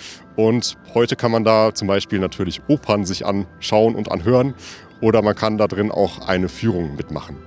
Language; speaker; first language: German; native; German